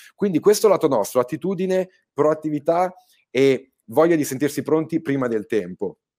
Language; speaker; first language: Italian; native; Italian